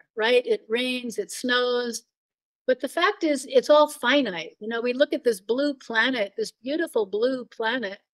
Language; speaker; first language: English; native; English